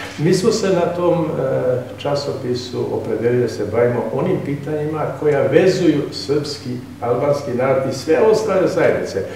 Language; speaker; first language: Serbian; non-native, local second language; Albanian